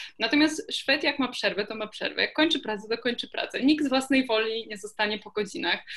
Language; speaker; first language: Polish; native; Polish